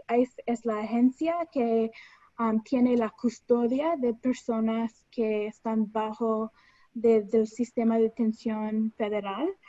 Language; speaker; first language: Spanish; non-native, fluent; English